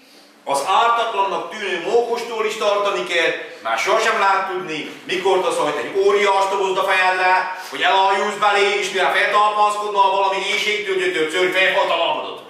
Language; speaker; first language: Hungarian; native; Hungarian